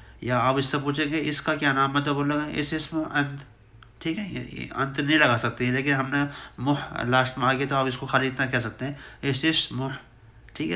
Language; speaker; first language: Urdu; native; Urdu